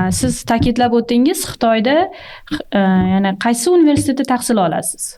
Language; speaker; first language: Uzbek; native; Uzbek